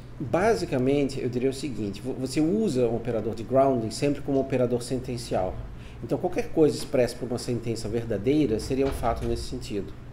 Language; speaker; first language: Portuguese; native; Portuguese